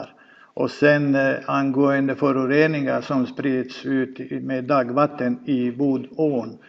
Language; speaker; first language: Swedish; non-native, fluent; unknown